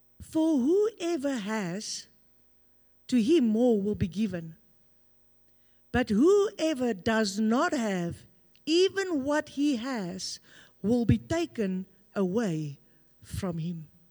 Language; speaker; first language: English; non-native, local second language; Afrikaans